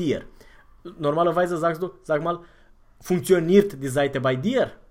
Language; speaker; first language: German; non-native, fluent; Romanian